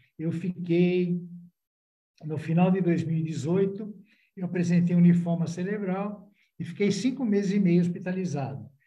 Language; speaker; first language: Portuguese; non-native, fluent; Italian